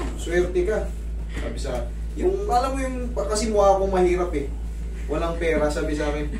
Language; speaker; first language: Filipino; native; Filipino